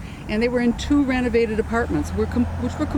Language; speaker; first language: English; native; English